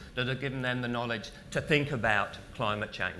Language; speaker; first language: English; native; English